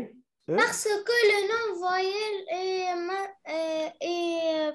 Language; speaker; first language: French; non-native, learner; Arabic